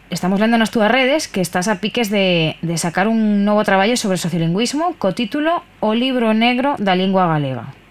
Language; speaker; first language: Galician; non-native, local second language; Spanish